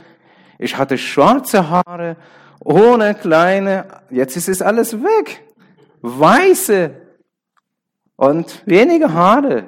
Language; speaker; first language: German; non-native, learner; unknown